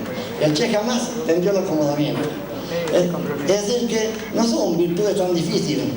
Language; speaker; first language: Spanish; native; Spanish